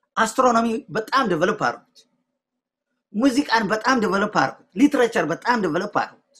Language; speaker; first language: Amharic; non-native, local second language; Tigrinya